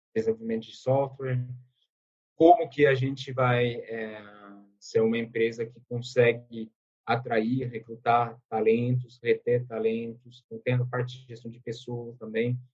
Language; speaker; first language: Portuguese; non-native, fluent; French